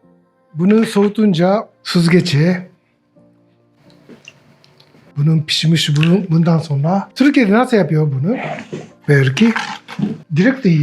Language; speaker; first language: Turkish; non-native, learner; Japanese